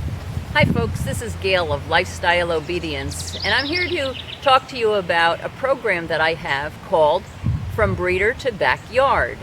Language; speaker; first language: English; native; English